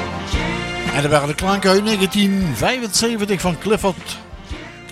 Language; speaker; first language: Dutch; native; Dutch